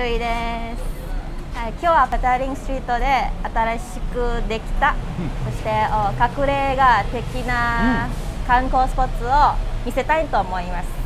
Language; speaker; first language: Japanese; non-native, learner; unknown